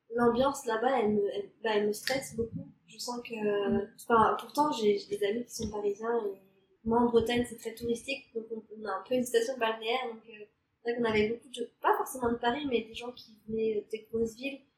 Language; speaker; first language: French; native; French